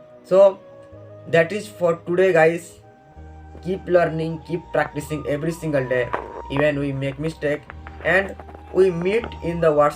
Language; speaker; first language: English; non-native, local second language; Odia